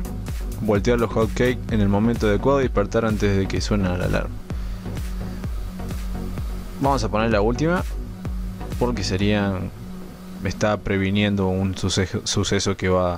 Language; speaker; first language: Spanish; native; Spanish